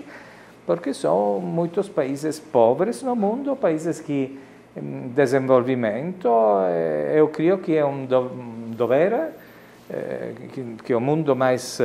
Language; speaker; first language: Spanish; non-native, fluent; Italian